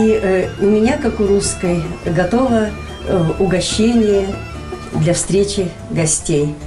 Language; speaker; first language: Russian; native; Russian